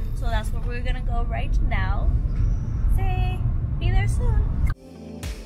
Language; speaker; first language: English; early bilingual, other home language; Spanish